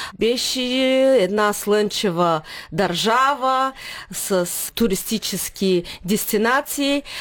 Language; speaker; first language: Bulgarian; early bilingual, heritage; Bulgarian